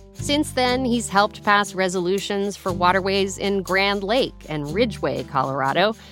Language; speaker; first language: English; native; English